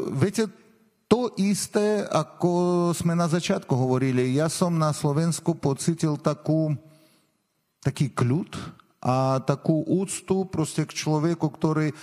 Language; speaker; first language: Slovak; non-native, fluent; Armenian